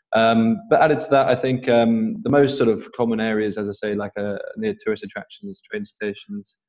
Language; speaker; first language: English; native; English